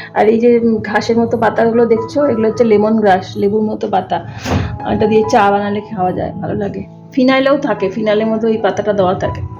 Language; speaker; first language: Bangla; native; Bangla